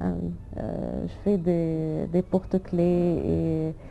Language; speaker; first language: French; non-native, fluent; Arabic